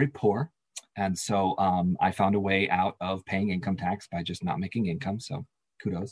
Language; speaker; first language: English; native; English